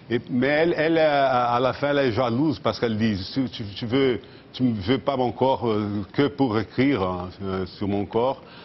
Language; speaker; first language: French; non-native, fluent; Portuguese